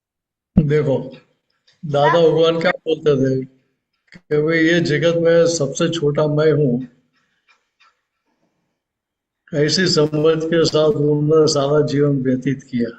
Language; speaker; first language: Hindi; non-native, local second language; Gujarati